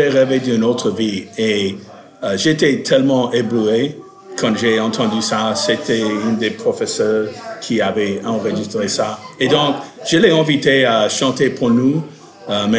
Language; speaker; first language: French; non-native, fluent; English